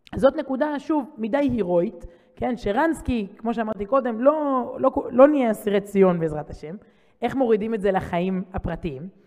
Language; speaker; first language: Hebrew; native; Hebrew